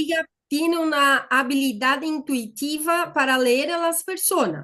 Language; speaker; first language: Spanish; non-native, fluent; Portuguese